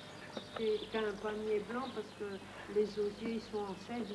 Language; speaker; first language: French; native; French